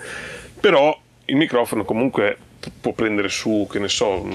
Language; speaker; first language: Italian; native; Italian